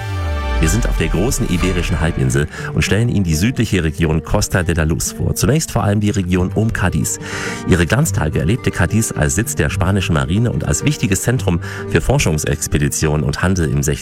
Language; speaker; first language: German; native; German